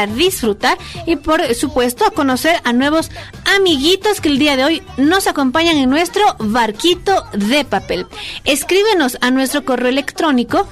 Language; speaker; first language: Spanish; native; Spanish